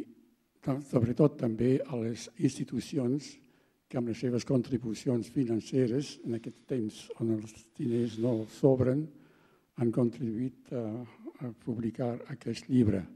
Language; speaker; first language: Catalan; non-native, fluent; German